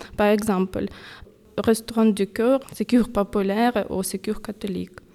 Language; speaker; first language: French; non-native, learner; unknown